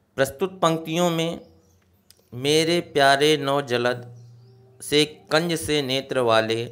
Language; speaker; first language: Hindi; native; Hindi